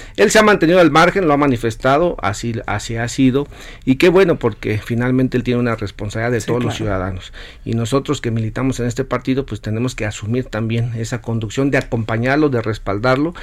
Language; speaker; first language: Spanish; native; Spanish